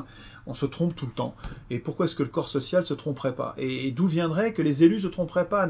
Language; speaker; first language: French; native; French